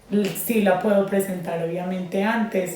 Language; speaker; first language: Spanish; native; Spanish